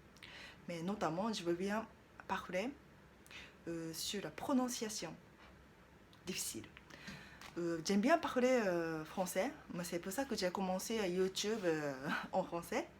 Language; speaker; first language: French; non-native, learner; Japanese